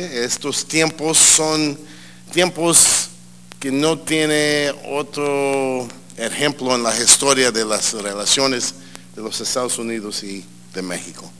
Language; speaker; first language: Spanish; early bilingual, heritage; English